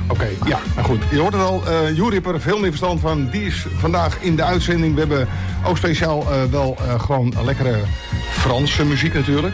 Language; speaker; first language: Dutch; native; Dutch